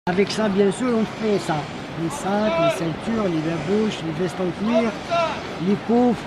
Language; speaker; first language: French; non-native, local second language; Arabic